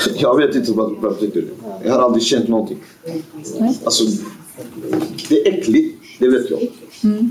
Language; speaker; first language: Swedish; non-native, fluent; Kurdish